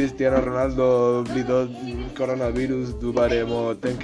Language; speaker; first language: Norwegian; non-native, learner; Spanish